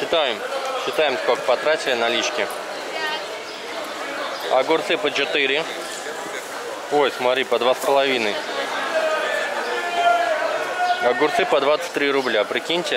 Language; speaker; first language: Russian; native; Russian